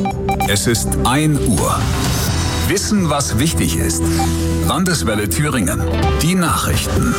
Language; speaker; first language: German; native; German